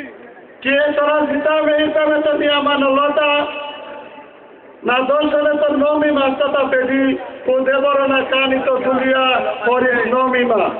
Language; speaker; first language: Greek; non-native, learner; Bangla